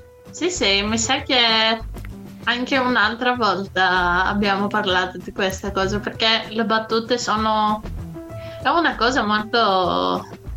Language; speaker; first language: Italian; non-native, fluent; Greek